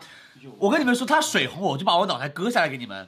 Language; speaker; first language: Chinese; native; Chinese